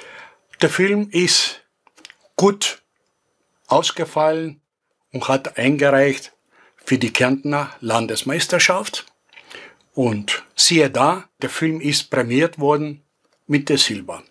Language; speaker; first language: German; non-native, fluent; Greek